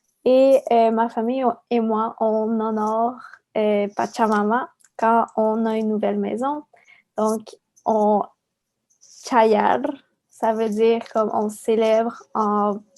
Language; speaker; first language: French; early bilingual, other home language; Spanish